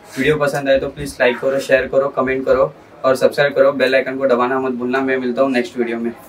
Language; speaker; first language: Hindi; non-native, local second language; Tamil